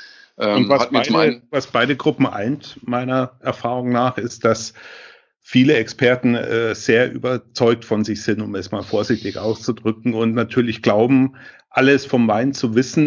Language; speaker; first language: German; native; German